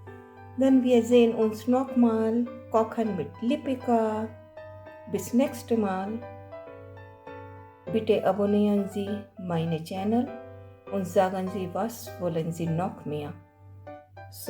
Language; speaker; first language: German; non-native, learner; Hindi